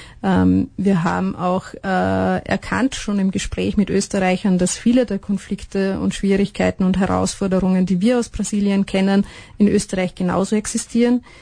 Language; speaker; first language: German; native; German